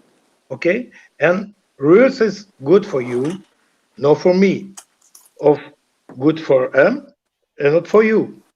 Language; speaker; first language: English; non-native, learner; French